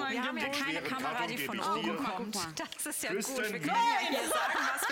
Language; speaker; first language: German; native; German